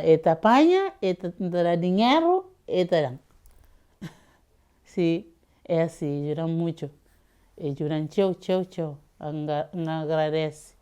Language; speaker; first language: Portuguese; non-native, learner; Kabuverdianu